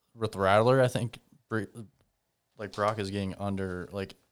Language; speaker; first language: English; native; English